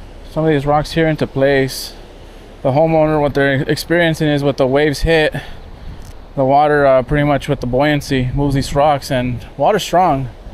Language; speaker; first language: English; early bilingual, other home language; Spanish